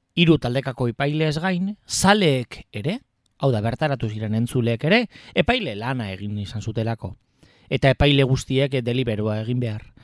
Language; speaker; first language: Basque; native; Basque